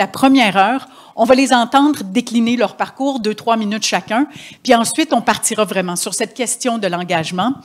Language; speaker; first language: French; native; French